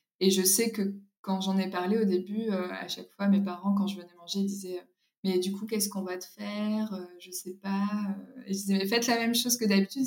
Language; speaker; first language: French; native; French